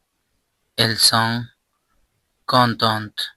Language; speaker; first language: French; non-native, fluent; Persian